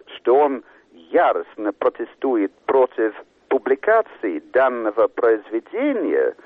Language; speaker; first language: Russian; non-native, fluent; English